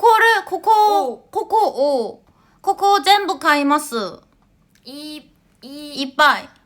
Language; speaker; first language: Japanese; non-native, learner; Korean